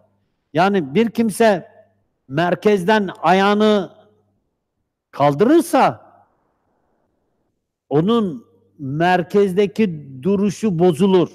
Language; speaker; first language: Turkish; native; Turkish